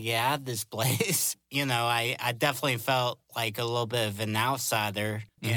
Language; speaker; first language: English; native; English